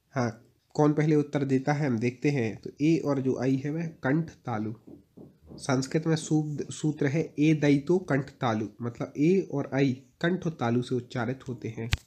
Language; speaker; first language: Hindi; native; Hindi